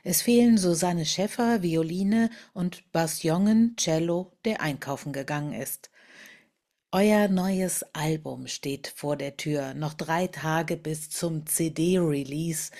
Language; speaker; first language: German; native; German